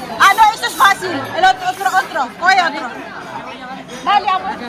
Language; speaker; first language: Spanish; non-native, fluent; Filipino